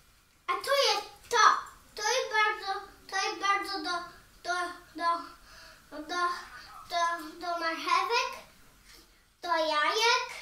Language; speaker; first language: Polish; early bilingual, heritage; English